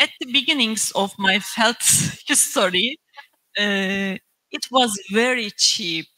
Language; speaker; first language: English; non-native, learner; Turkish